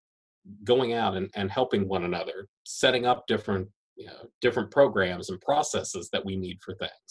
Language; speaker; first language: English; native; English